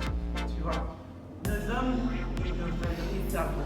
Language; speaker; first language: French; non-native, local second language; Kinyarwanda